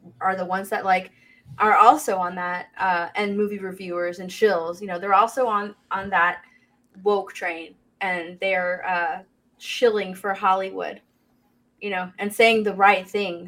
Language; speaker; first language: English; native; English